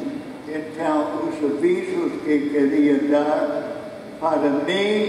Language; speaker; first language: Portuguese; non-native, fluent; English